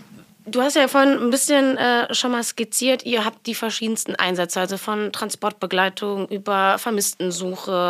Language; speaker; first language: German; native; German